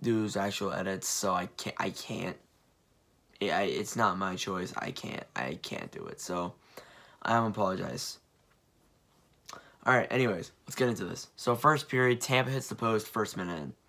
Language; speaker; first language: English; native; English